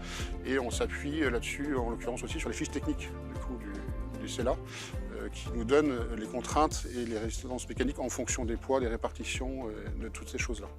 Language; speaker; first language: French; native; French